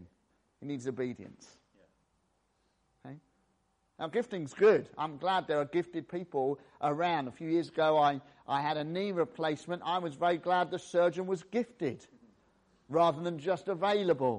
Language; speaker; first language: English; native; English